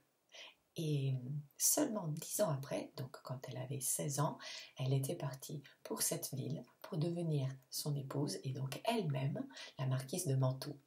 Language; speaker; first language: French; non-native, fluent; Italian